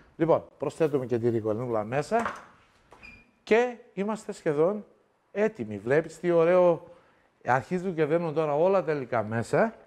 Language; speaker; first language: Greek; native; Greek